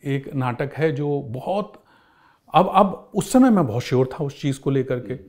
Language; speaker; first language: Hindi; native; Hindi